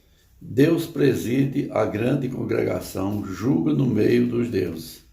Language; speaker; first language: Portuguese; native; Portuguese